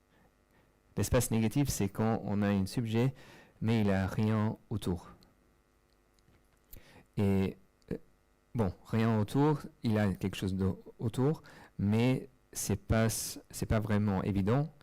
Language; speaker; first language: French; non-native, fluent; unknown